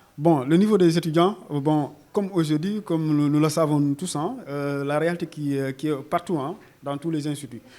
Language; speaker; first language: French; non-native, local second language; Wolof